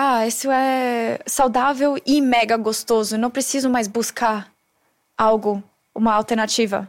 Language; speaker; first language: Portuguese; non-native, fluent; German